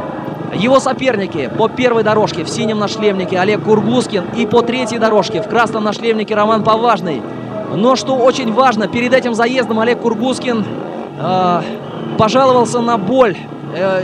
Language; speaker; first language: Russian; native; Russian